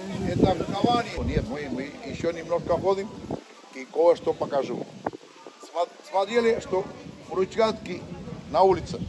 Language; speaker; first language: Russian; non-native, fluent; Spanish